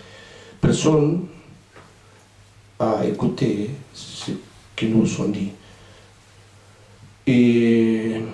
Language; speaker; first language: French; non-native, fluent; Spanish